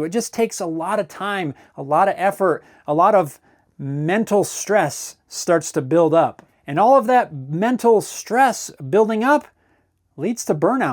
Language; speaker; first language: English; native; English